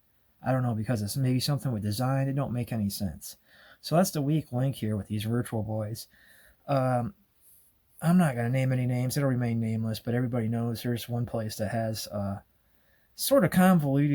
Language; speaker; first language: English; native; English